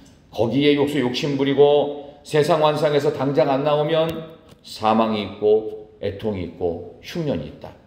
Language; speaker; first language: Korean; native; Korean